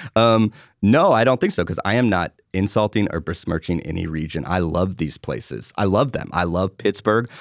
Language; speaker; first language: English; native; English